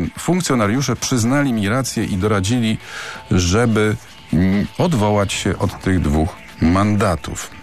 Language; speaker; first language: Polish; native; Polish